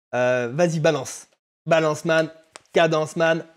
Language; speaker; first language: French; native; French